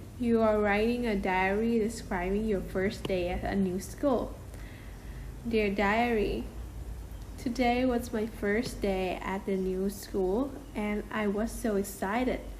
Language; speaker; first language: English; non-native, fluent; Thai